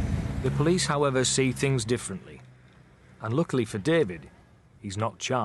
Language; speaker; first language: English; native; English